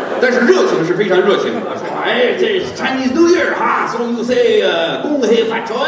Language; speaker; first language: Chinese; non-native, fluent; English